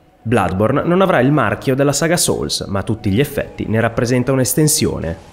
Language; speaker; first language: Italian; native; Italian